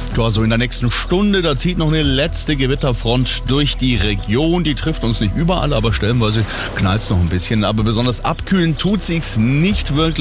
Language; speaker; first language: German; native; German